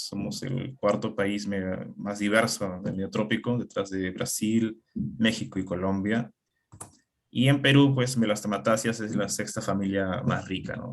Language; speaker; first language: Spanish; native; Spanish